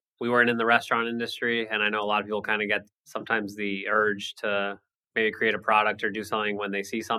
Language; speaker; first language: English; native; English